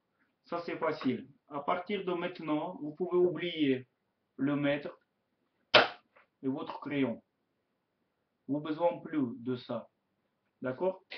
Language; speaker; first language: French; non-native, learner; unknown